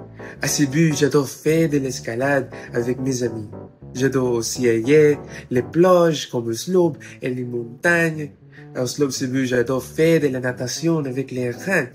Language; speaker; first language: French; non-native, learner; Filipino